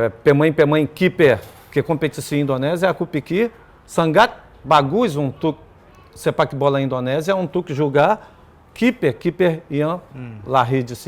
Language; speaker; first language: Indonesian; non-native, fluent; Portuguese